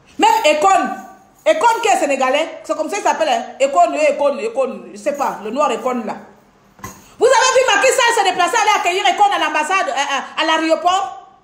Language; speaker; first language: French; non-native, local second language; Fang